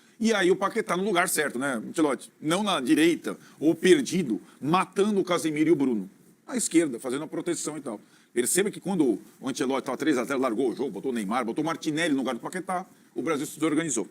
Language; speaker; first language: Portuguese; native; Portuguese